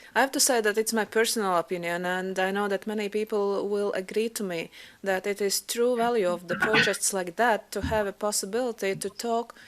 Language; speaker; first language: English; non-native, fluent; Latvian